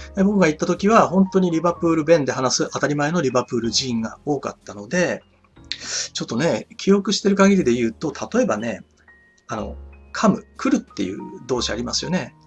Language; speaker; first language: Japanese; native; Japanese